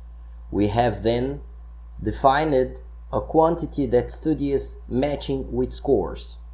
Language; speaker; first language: English; non-native, fluent; Portuguese